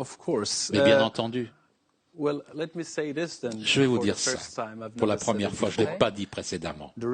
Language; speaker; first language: French; non-native, fluent; Persian